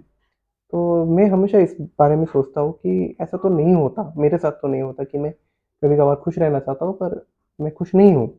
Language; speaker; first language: Hindi; non-native, local second language; Assamese